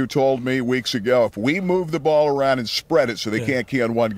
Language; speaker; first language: English; native; English